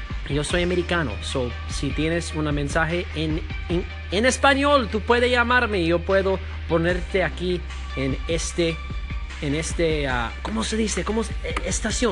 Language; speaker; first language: Spanish; early bilingual, heritage; Spanish